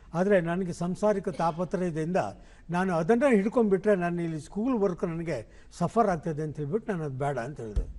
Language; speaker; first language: Kannada; non-native, local second language; Konkani